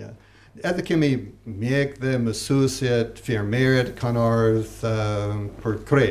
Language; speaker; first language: Albanian; non-native, learner; English